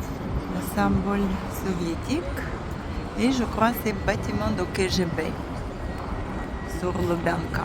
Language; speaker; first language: French; non-native, fluent; Russian